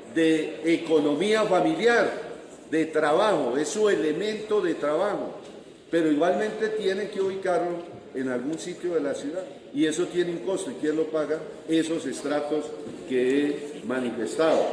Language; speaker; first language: Spanish; native; Spanish